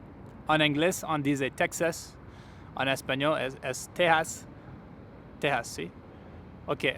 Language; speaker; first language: Spanish; non-native, learner; English